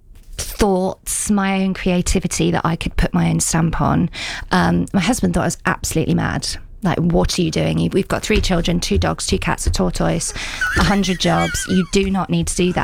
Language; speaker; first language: English; native; English